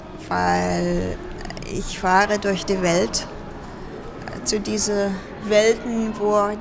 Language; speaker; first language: German; non-native, fluent; Russian